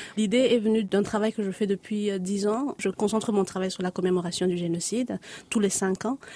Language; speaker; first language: French; non-native, local second language; Lingala